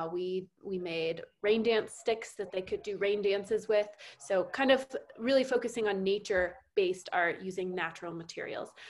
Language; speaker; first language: English; native; English